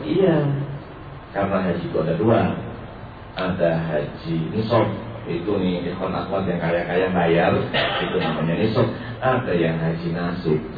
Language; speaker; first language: Indonesian; non-native, local second language; Javanese